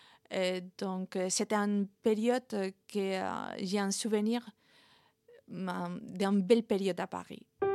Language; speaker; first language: French; non-native, fluent; Spanish